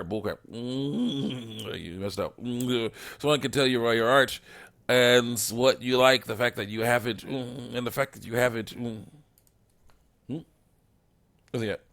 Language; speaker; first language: English; native; English